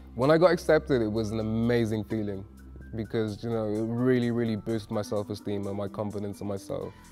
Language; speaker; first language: English; native; English